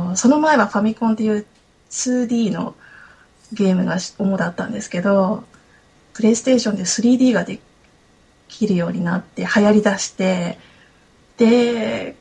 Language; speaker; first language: Japanese; native; Japanese